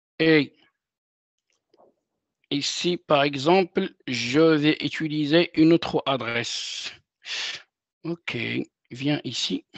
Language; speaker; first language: French; non-native, local second language; Arabic